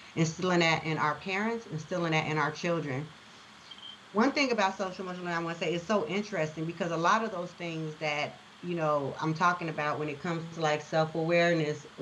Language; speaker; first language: English; native; English